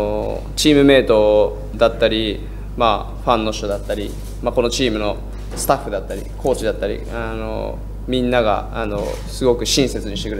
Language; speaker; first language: Japanese; native; Japanese